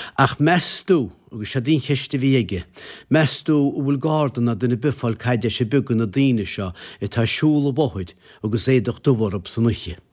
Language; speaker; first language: Irish; native; Irish